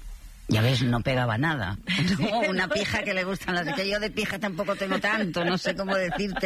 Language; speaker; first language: Spanish; native; Spanish